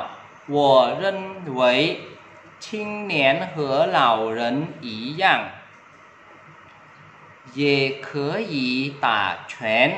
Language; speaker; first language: Chinese; non-native, fluent; Vietnamese